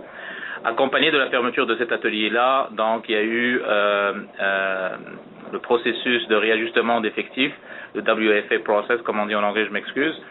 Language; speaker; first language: French; native; French